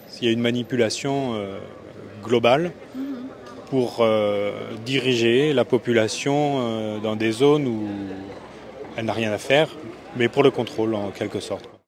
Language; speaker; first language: French; native; French